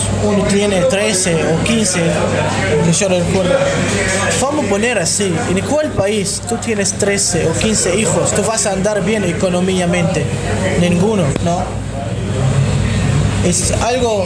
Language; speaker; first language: Spanish; non-native, learner; Arabic